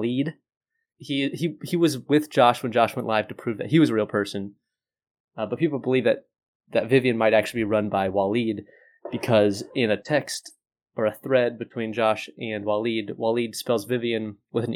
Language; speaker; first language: English; native; English